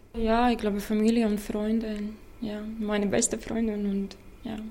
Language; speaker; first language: German; non-native, learner; Latvian